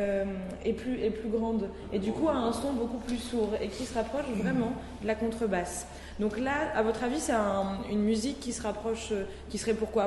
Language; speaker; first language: French; native; French